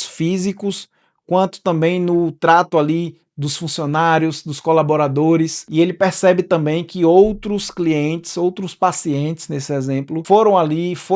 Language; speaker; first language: Portuguese; native; Portuguese